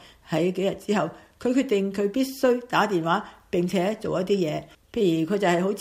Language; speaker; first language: Chinese; non-native, local second language; Cantonese